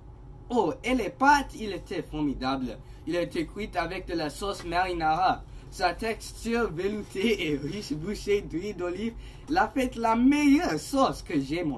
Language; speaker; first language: French; non-native, learner; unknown